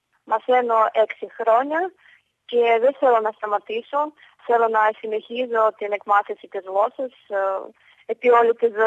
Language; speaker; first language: Greek; non-native, fluent; Ukrainian